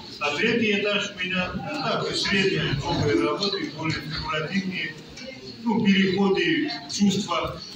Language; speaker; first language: Russian; non-native, local second language; Georgian